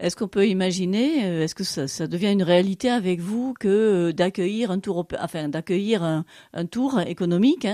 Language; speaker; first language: French; native; French